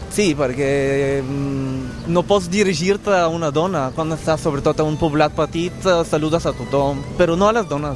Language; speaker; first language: Catalan; non-native, fluent; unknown